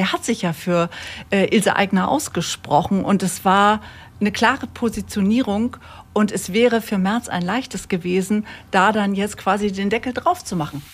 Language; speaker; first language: German; native; German